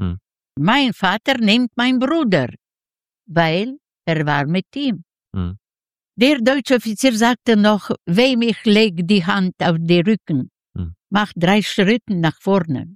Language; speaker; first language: German; non-native, fluent; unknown